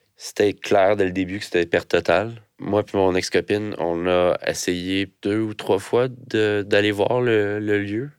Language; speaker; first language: French; native; French